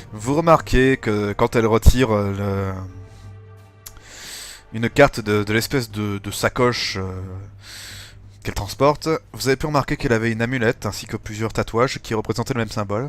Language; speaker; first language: French; native; French